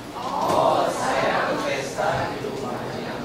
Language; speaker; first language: Indonesian; non-native, learner; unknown